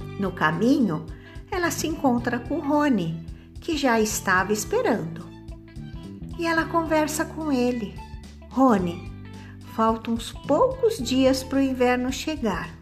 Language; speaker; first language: Portuguese; native; Portuguese